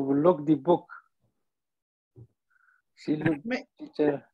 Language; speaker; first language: English; non-native, learner; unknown